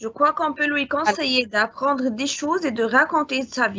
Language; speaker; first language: French; non-native, fluent; Arabic